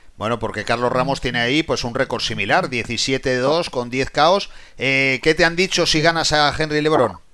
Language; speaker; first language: Spanish; native; Spanish